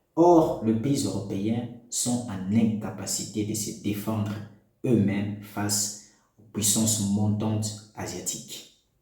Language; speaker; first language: French; non-native, local second language; Lingala